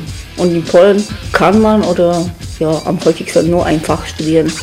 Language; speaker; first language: German; non-native, fluent; Polish